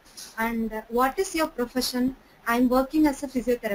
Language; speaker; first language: English; non-native, local second language; Tamil